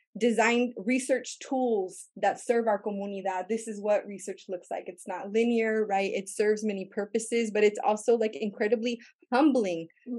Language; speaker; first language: English; native; English